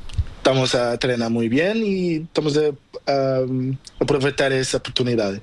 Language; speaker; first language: Spanish; non-native, learner; Portuguese